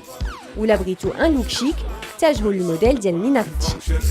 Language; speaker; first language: Arabic; native; Arabic